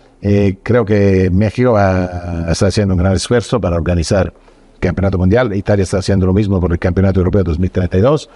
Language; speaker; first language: Spanish; non-native, fluent; Italian